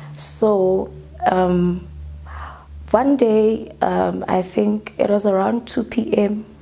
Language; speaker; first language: English; non-native, local second language; Southern Sotho